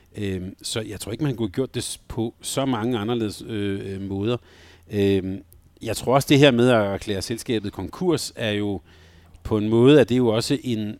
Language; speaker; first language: Danish; native; Danish